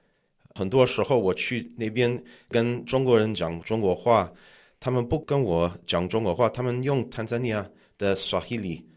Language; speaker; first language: Chinese; non-native, learner; English